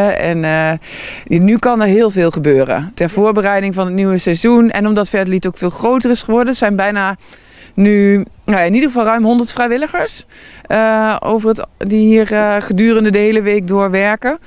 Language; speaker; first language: Dutch; native; Dutch